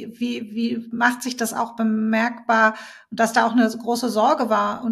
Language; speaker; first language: German; native; German